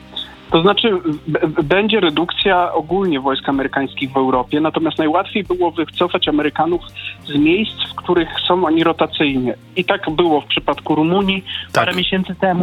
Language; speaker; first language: Polish; native; Polish